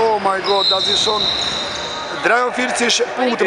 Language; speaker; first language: German; non-native, learner; Polish